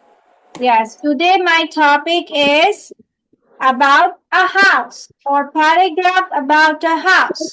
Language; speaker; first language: English; non-native, fluent; Bangla